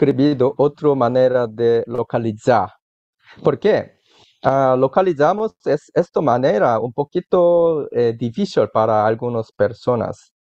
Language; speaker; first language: Spanish; non-native, learner; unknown